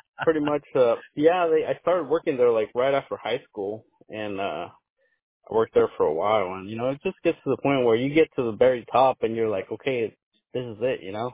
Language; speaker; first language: English; early bilingual, other home language; Spanish